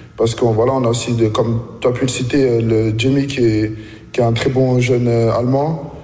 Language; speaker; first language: French; native; French